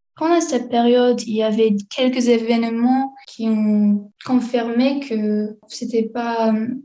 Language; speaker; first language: French; non-native, fluent; English